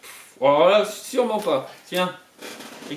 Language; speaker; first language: French; native; French